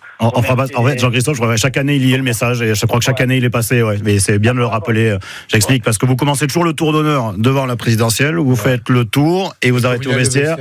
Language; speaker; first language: French; native; French